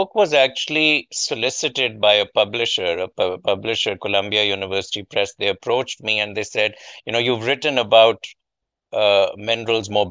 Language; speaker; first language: English; non-native, local second language; Urdu